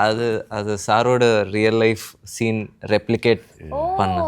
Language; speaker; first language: Tamil; non-native, learner; Telugu